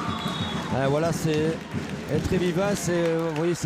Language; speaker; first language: French; native; French